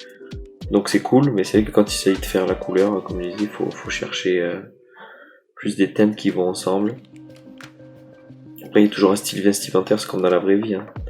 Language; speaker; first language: French; native; French